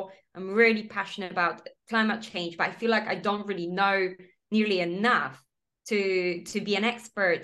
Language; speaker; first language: English; non-native, fluent; Polish